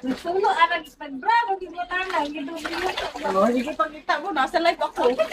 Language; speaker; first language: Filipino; non-native, local second language; Cebuano